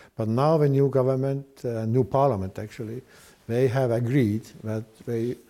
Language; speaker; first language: English; non-native, fluent; Estonian